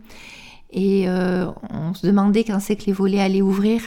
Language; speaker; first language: French; native; French